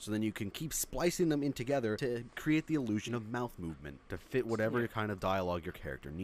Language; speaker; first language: English; native; English